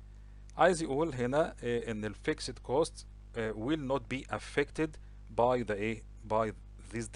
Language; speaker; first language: English; non-native, local second language; Arabic